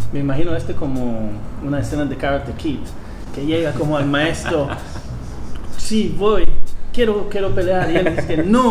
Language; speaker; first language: Spanish; non-native, fluent; Hebrew